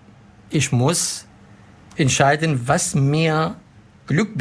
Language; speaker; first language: German; non-native, learner; Arabic